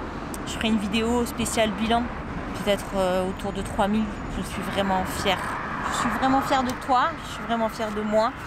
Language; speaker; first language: French; native; French